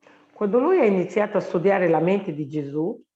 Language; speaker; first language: Italian; non-native, fluent; Portuguese